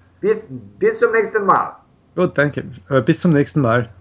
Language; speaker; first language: German; non-native, learner; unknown